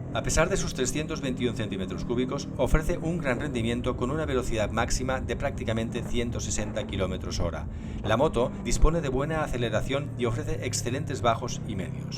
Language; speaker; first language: Spanish; native; Spanish